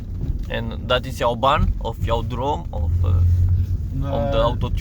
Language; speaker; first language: Dutch; non-native, learner; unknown